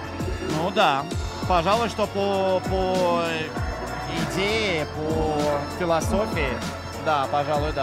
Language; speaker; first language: Russian; native; Russian